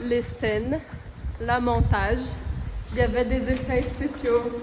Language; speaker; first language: French; non-native, learner; Portuguese